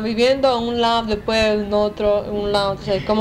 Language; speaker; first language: Spanish; early bilingual, heritage; Spanish